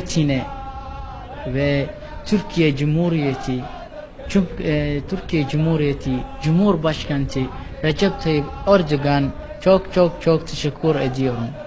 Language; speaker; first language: Turkish; non-native, learner; Somali